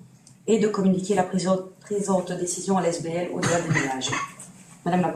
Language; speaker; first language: French; native; French